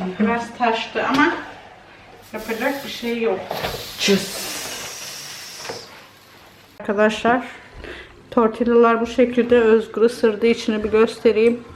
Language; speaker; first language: Turkish; early bilingual, heritage; Turkish